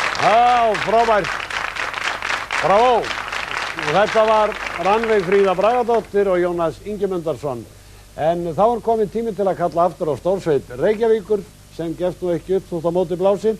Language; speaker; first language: Icelandic; native; Icelandic